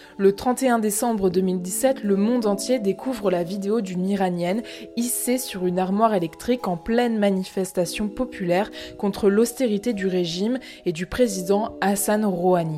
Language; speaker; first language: French; native; French